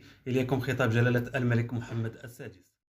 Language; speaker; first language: Arabic; native; Arabic